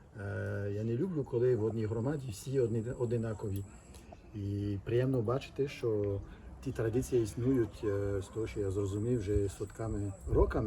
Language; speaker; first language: Ukrainian; non-native, fluent; French